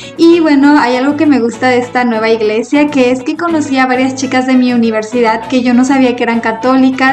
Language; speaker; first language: Spanish; native; Spanish